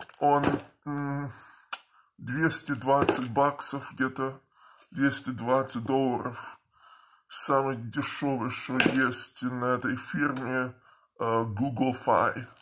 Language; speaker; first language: Russian; early bilingual, heritage; Russian